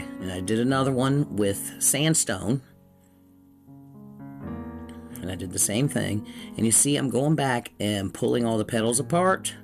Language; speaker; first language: English; native; English